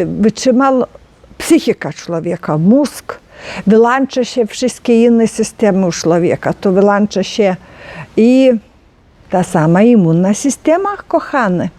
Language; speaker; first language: Polish; non-native, learner; Ukrainian